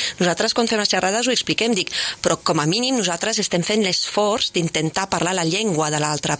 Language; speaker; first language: Catalan; non-native, fluent; French